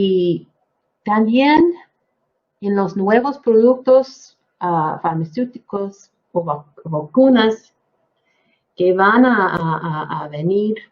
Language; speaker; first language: Spanish; non-native, fluent; English